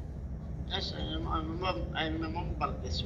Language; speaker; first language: English; non-native, learner; Arabic